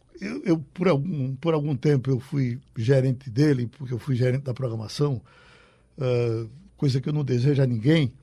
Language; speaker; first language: Portuguese; native; Portuguese